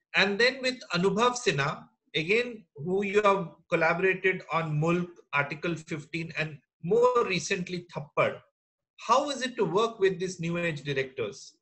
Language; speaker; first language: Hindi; non-native, local second language; Bangla